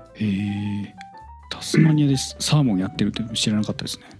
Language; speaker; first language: Japanese; native; Japanese